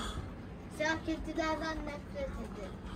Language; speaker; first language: Turkish; early bilingual, heritage; Turkish